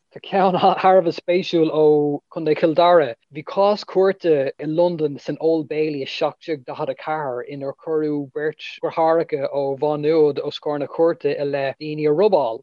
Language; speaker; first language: Irish; non-native, local second language; English